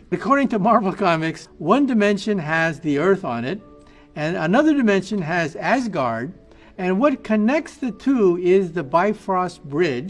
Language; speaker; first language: English; native; English